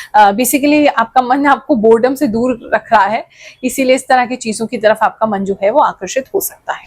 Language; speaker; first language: Hindi; native; Hindi